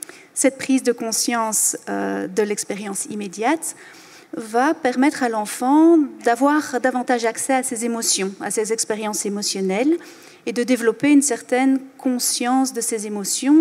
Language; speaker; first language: French; native; French